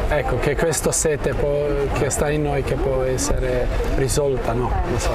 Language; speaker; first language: Italian; non-native, fluent; Croatian